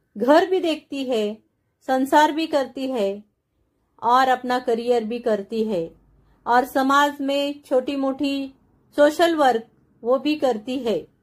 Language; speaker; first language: Hindi; non-native, local second language; Marathi